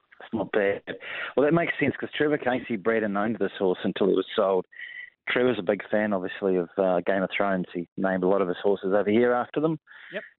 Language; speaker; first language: English; native; English